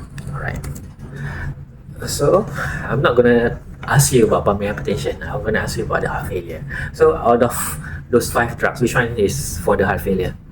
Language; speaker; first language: English; non-native, local second language; Malay